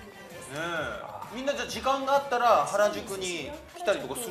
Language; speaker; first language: Japanese; native; Japanese